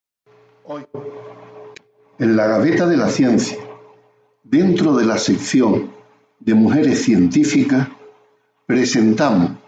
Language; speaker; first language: Spanish; native; Spanish